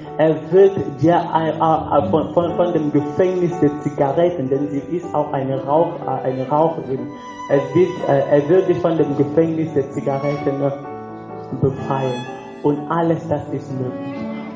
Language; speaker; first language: German; non-native, fluent; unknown